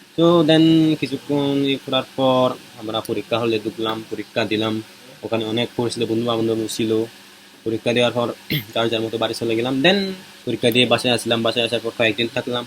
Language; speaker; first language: Bangla; non-native, local second language; Chakma